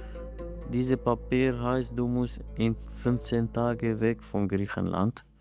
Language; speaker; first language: German; non-native, learner; Arabic